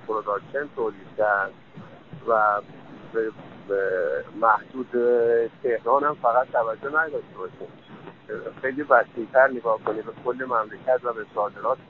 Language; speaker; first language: Persian; native; Persian